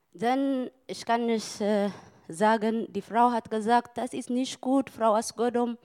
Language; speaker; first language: German; non-native, learner; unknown